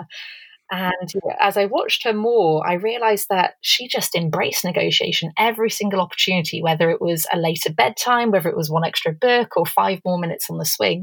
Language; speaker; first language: English; native; English